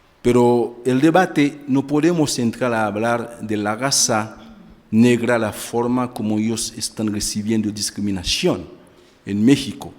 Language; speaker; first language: Spanish; non-native, fluent; Haitian Creole